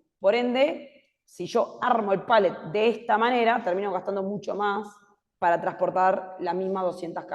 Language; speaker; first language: Spanish; native; Spanish